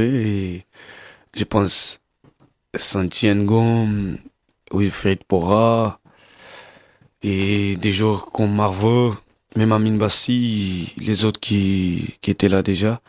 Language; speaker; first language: French; non-native, learner; Kabuverdianu